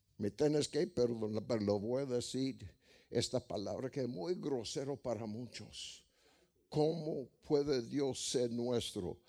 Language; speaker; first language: Spanish; non-native, fluent; English